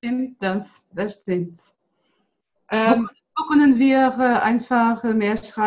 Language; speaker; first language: German; non-native, fluent; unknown